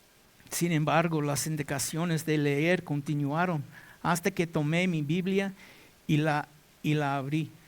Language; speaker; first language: Spanish; non-native, learner; English